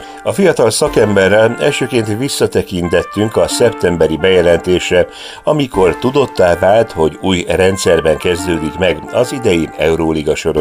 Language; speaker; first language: Hungarian; native; Hungarian